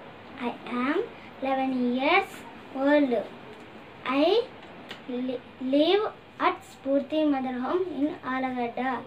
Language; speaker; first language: English; non-native, learner; Telugu